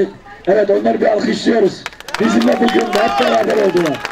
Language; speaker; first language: Turkish; native; Turkish